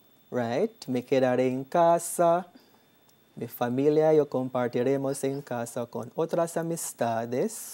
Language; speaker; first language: Spanish; non-native, fluent; English